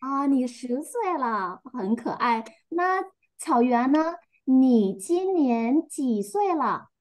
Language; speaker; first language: Chinese; non-native, fluent; Vietnamese